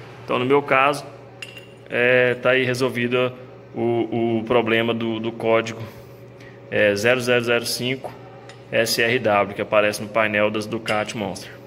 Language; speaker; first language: Portuguese; native; Portuguese